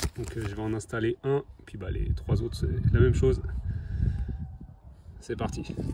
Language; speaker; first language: French; native; French